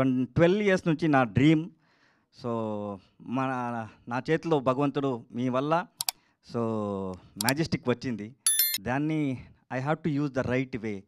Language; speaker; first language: Telugu; non-native, learner; Kannada